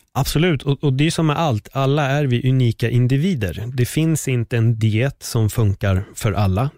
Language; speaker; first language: Swedish; native; Swedish